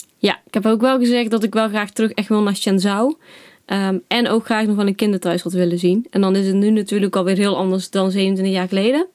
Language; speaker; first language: Dutch; native; Dutch